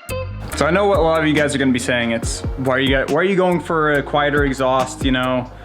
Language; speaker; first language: English; native; English